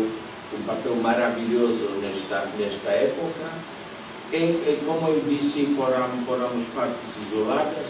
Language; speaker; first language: Portuguese; non-native, fluent; Polish